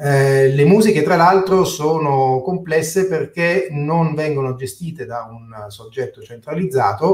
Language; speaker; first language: Italian; native; Italian